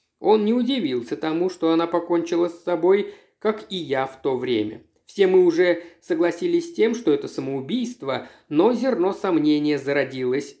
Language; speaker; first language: Russian; native; Russian